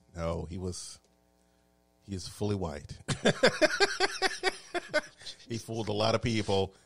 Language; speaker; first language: English; native; English